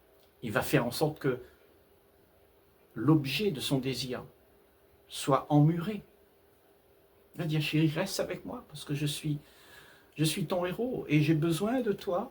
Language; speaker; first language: French; native; French